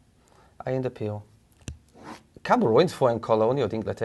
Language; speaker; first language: Portuguese; non-native, learner; English